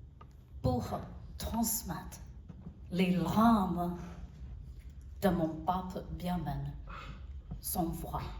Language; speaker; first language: French; non-native, learner; Burmese